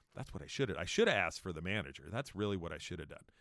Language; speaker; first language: English; native; English